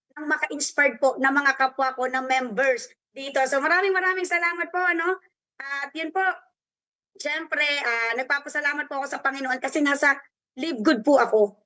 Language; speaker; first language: Filipino; native; Filipino